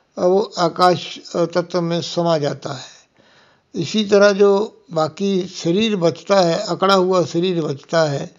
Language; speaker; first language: Hindi; non-native, local second language; Punjabi